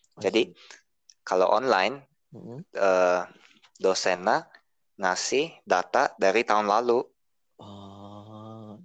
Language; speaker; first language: Indonesian; early bilingual, heritage; Indonesian